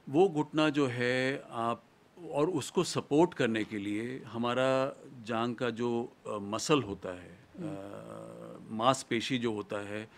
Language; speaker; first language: Hindi; native; Hindi